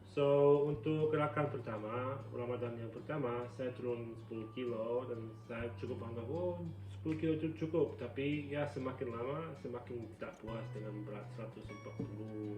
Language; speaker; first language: Indonesian; non-native, fluent; English